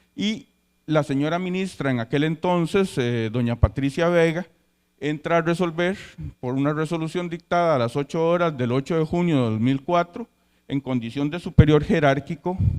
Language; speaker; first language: Spanish; native; Spanish